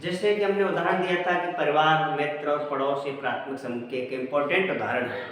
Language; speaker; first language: Hindi; native; Hindi